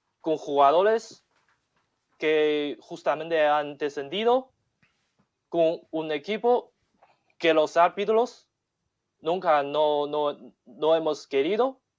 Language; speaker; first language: Spanish; non-native, learner; Chinese